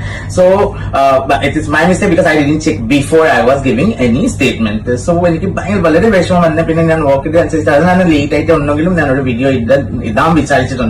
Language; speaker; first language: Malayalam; non-native, local second language; Assamese